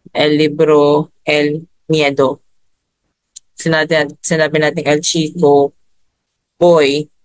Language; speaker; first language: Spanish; non-native, learner; Filipino